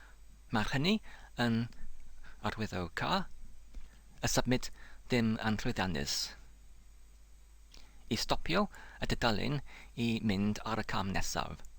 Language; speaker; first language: Welsh; non-native, fluent; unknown